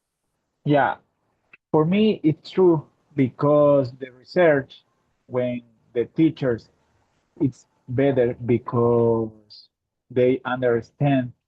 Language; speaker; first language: English; non-native, learner; Spanish